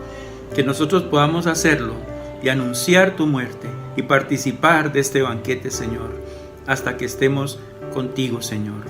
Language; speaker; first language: Spanish; native; Spanish